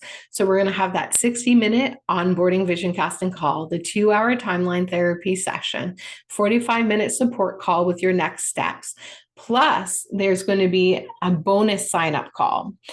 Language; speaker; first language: English; native; English